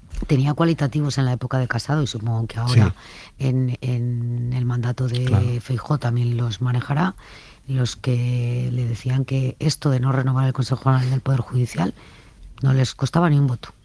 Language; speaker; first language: Spanish; native; Spanish